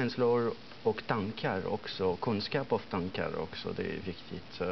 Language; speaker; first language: Swedish; non-native, fluent; French